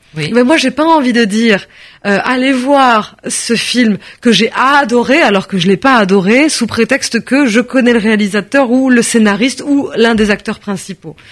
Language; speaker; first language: French; native; French